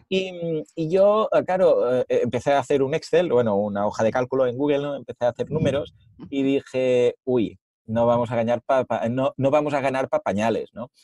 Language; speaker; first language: Spanish; native; Spanish